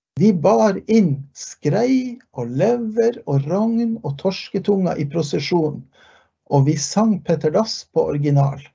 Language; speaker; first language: Norwegian; early bilingual, heritage; Norwegian